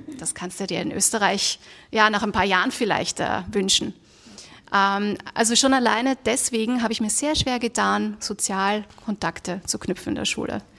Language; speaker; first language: German; early bilingual, other home language; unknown